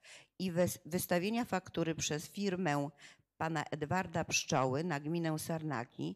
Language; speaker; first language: Polish; native; Polish